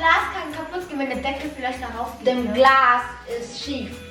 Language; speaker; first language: German; early bilingual, other home language; Filipino